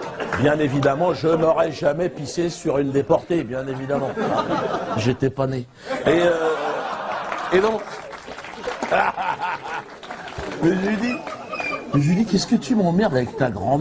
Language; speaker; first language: French; native; French